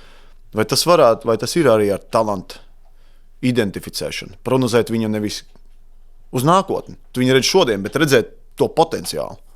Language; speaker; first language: Latvian; native; Latvian